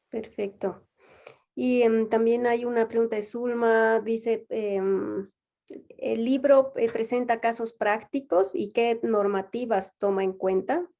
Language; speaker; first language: Spanish; native; Spanish